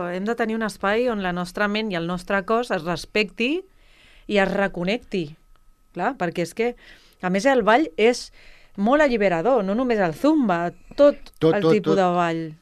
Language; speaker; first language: Catalan; non-native, local second language; Spanish